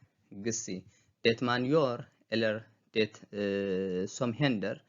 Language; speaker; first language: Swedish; non-native, fluent; Tigrinya